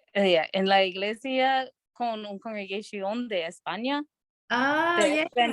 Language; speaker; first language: Spanish; non-native, learner; English